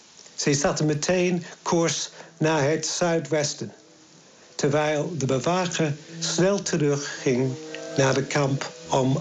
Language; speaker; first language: Dutch; non-native, fluent; English